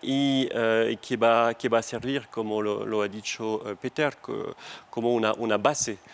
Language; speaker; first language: Spanish; non-native, fluent; French